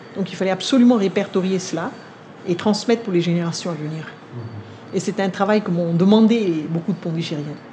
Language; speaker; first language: French; non-native, local second language; Vietnamese